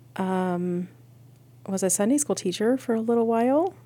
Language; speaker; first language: English; native; English